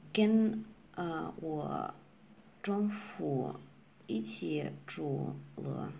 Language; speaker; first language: Chinese; non-native, learner; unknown